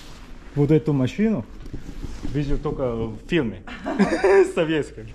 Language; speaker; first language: Russian; non-native, learner; Korean